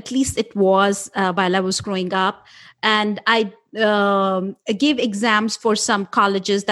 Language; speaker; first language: English; non-native, local second language; Hindi